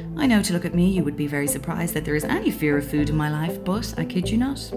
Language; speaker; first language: English; native; English